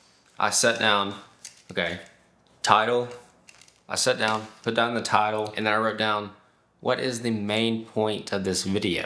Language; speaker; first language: English; native; English